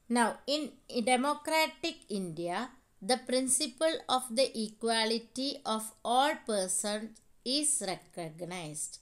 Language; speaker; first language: English; non-native, local second language; Malayalam